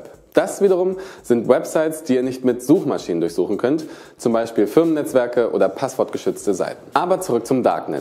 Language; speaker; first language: German; native; German